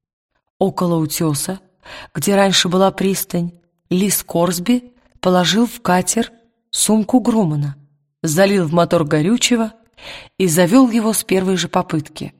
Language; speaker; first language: Russian; native; Russian